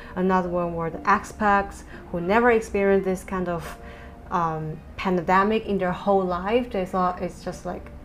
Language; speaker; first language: English; non-native, fluent; Chinese